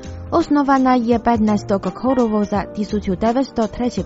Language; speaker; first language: Croatian; non-native, fluent; Chinese